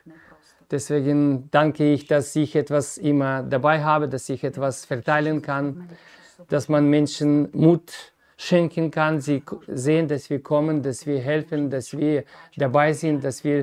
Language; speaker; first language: German; non-native, fluent; Ukrainian